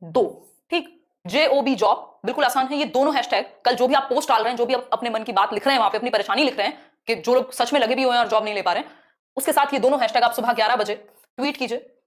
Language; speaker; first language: Hindi; native; Hindi